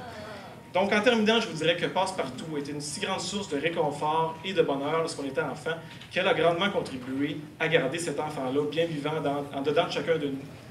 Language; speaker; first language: French; native; French